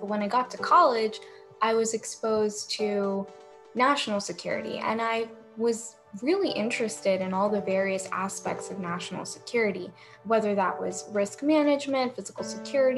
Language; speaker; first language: English; native; English